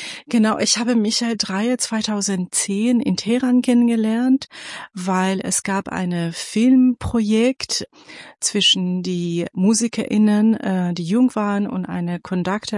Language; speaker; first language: German; non-native, fluent; Persian